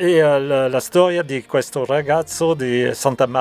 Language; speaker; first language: Italian; non-native, learner; French